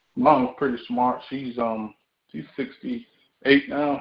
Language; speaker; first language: English; native; English